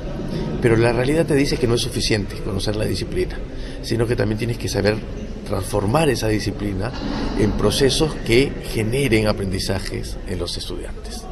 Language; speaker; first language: Spanish; native; Spanish